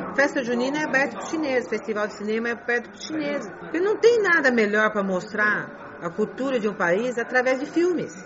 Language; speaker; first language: Portuguese; non-native, fluent; Chinese